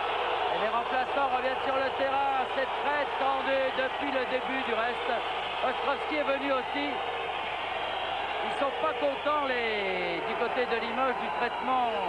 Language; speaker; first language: French; native; French